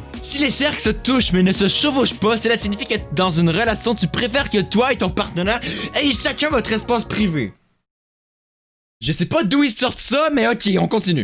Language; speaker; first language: French; native; French